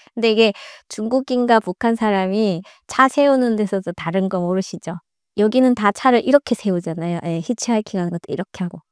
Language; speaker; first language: Korean; native; Korean